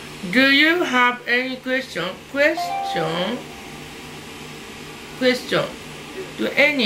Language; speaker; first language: English; non-native, learner; Japanese